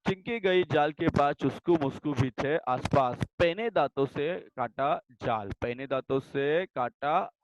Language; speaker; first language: Hindi; non-native, local second language; Marathi